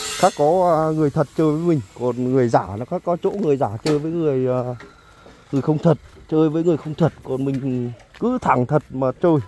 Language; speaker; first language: Vietnamese; non-native, local second language; Iu Mien